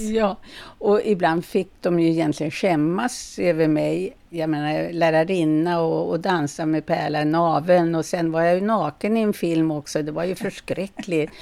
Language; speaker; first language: Swedish; native; Swedish